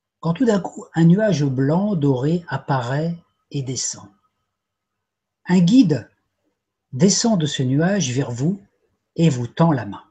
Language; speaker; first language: French; native; French